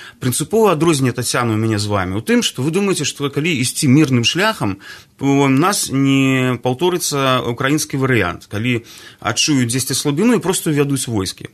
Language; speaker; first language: Belarusian; non-native, local second language; Russian